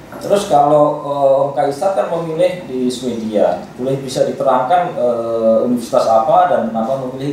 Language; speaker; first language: Indonesian; non-native, local second language; Javanese